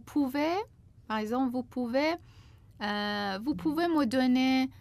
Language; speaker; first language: French; non-native, fluent; Persian